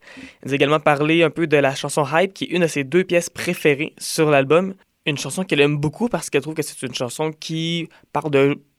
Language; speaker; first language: French; native; French